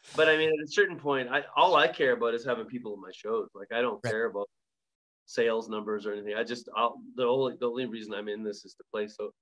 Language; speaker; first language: English; native; English